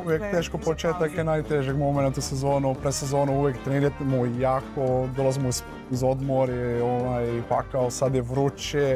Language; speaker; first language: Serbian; non-native, learner; Portuguese